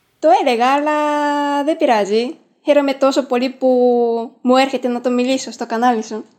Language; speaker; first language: Greek; non-native, fluent; Japanese